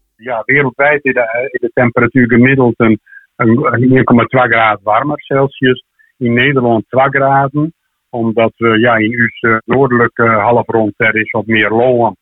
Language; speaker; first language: Dutch; non-native, local second language; Western Frisian